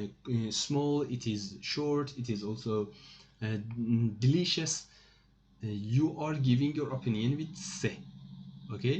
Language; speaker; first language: English; non-native, fluent; Persian